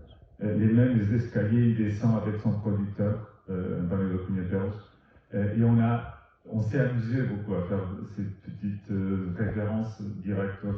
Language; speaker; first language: French; non-native, fluent; Portuguese